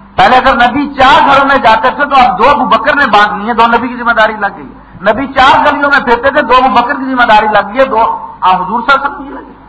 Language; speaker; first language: Urdu; non-native, local second language; Punjabi